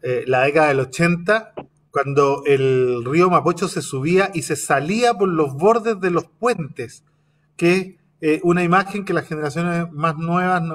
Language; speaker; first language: Spanish; native; Spanish